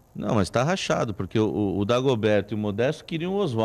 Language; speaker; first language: Portuguese; native; Portuguese